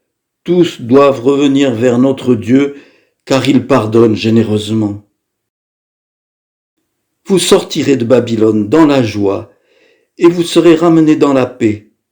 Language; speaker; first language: French; native; French